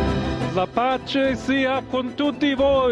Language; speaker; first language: Italian; non-native, fluent; English